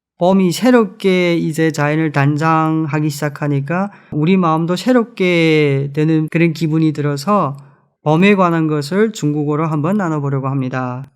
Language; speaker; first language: Korean; non-native, fluent; Chinese